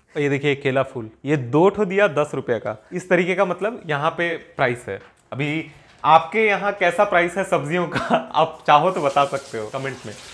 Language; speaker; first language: Hindi; native; Hindi